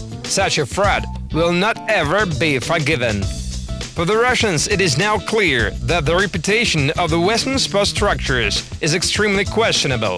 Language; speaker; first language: English; non-native, fluent; Russian